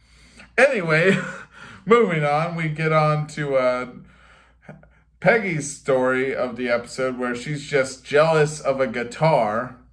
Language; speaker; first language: English; native; English